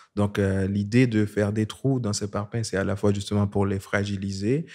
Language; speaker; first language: French; non-native, local second language; Haitian Creole